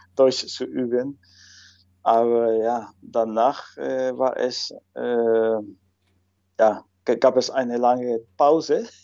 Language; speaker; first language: German; non-native, fluent; Spanish